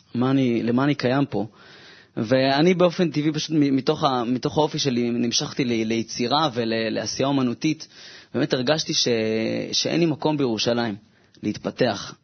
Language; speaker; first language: Hebrew; native; Hebrew